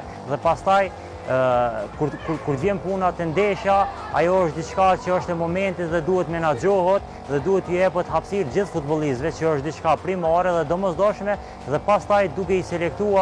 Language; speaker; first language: Albanian; native; Albanian